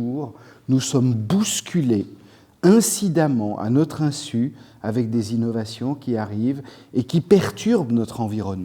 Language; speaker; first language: French; native; French